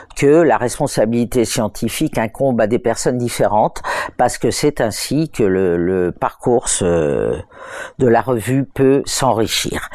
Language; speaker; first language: French; native; French